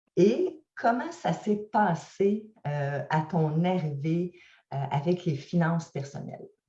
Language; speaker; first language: French; native; French